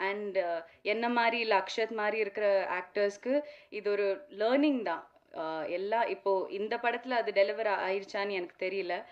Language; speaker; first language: Tamil; non-native, local second language; Malayalam